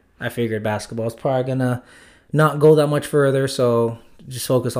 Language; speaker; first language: English; native; English